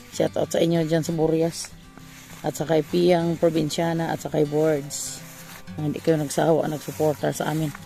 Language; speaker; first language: Filipino; non-native, local second language; Cebuano